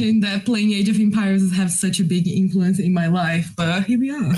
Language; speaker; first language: English; non-native, fluent; Portuguese